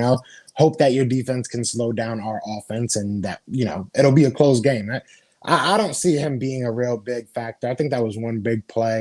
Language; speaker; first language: English; native; English